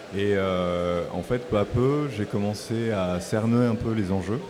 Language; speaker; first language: French; native; French